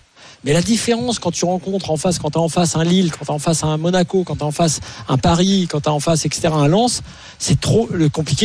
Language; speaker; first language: French; native; French